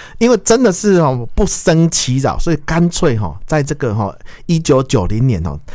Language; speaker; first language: Chinese; native; Chinese